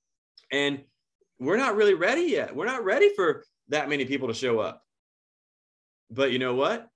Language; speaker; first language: English; native; English